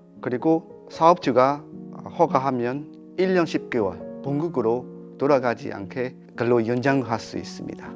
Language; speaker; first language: Korean; non-native, fluent; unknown